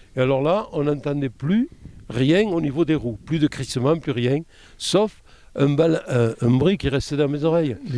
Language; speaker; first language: French; native; French